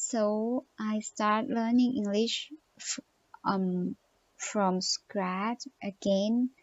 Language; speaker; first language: English; non-native, learner; Thai